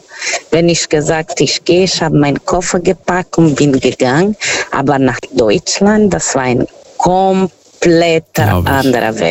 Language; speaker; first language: German; non-native, fluent; Portuguese